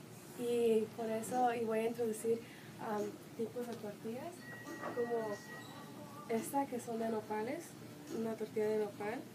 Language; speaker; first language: Spanish; early bilingual, heritage; Spanish